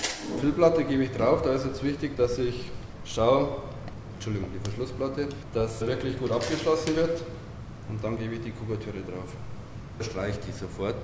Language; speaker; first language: German; native; German